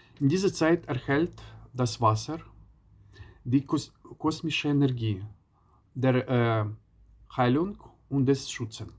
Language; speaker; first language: German; non-native, learner; Ukrainian